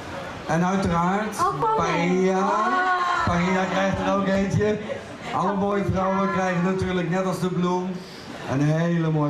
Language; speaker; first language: Dutch; native; Dutch